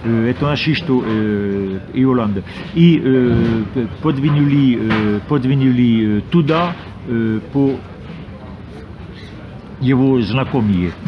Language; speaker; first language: Russian; non-native, fluent; French